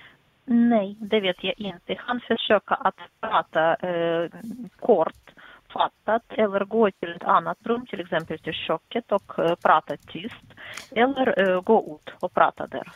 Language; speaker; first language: Swedish; non-native, fluent; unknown